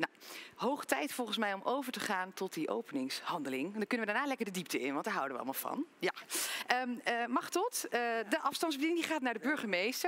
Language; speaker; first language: Dutch; native; Dutch